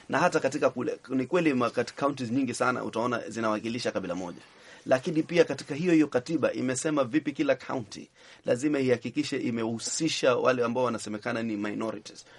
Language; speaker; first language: Swahili; native; Swahili